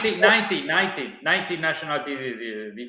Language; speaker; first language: English; non-native, learner; Italian